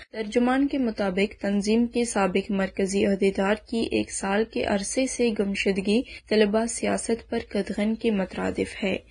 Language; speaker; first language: Urdu; non-native, local second language; Baluchi